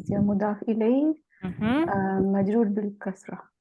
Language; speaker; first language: Arabic; non-native, learner; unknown